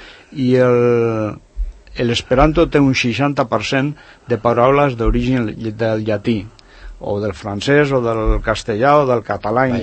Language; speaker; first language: Catalan; non-native, local second language; Spanish